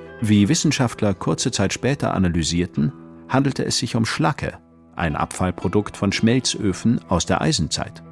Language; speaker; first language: German; native; German